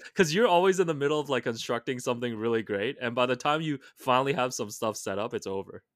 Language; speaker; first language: English; non-native, local second language; Cantonese